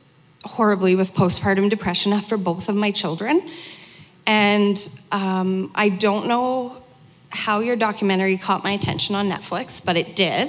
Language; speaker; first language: English; native; English